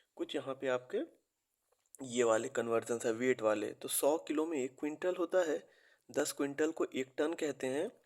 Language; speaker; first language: Hindi; native; Hindi